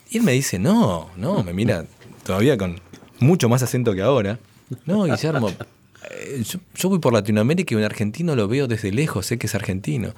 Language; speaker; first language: Spanish; native; Spanish